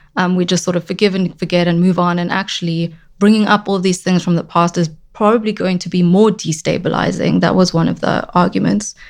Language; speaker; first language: English; native; English